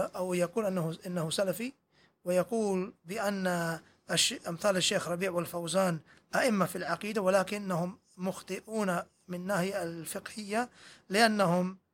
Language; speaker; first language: Arabic; non-native, fluent; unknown